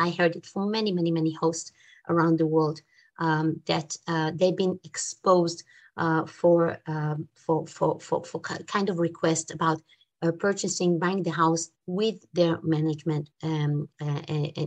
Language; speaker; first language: English; non-native, fluent; Hebrew